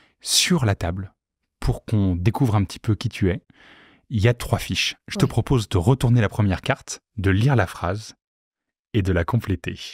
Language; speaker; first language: French; native; French